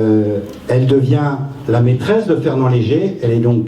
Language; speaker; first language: French; native; French